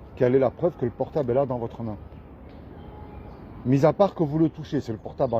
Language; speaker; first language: French; native; French